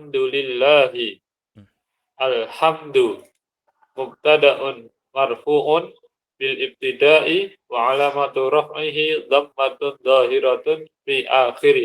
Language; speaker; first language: Arabic; non-native, learner; Indonesian